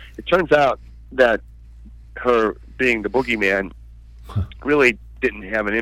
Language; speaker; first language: English; native; English